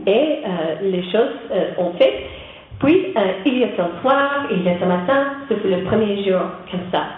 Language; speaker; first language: French; non-native, learner; English